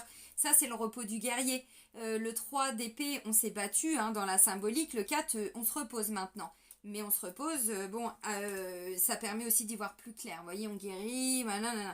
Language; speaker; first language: French; native; French